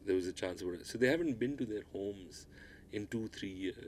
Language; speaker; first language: English; non-native, local second language; Pashto